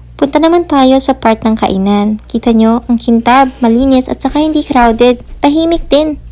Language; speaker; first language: Filipino; native; Filipino